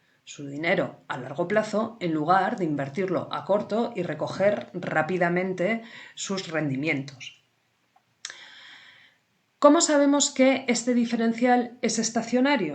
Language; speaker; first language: Spanish; native; Spanish